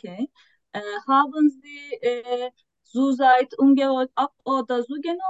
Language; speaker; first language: German; non-native, learner; Turkish